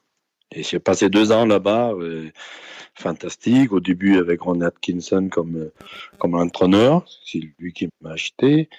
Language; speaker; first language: French; non-native, fluent; Danish